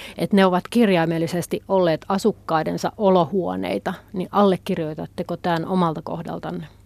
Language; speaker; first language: Finnish; native; Finnish